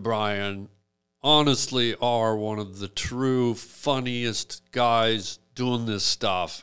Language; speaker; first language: English; native; English